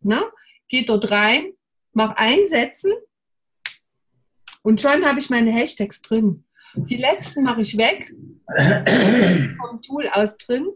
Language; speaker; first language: German; native; German